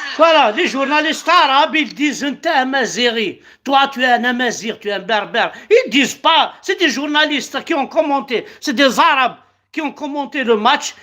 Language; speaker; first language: French; non-native, local second language; Kabyle